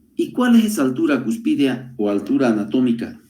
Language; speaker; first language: Spanish; native; Spanish